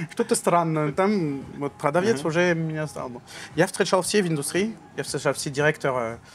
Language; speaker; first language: Russian; non-native, learner; French